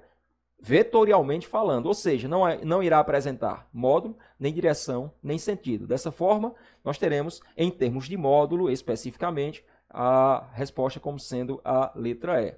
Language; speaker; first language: Portuguese; native; Portuguese